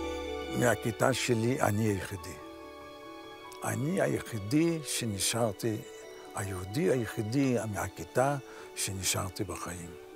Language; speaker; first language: Hebrew; non-native, fluent; Yiddish